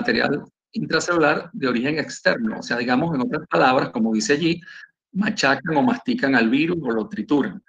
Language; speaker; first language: Spanish; native; Spanish